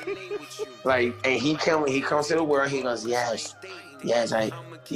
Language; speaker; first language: English; native; English